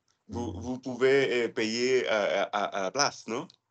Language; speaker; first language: French; non-native, learner; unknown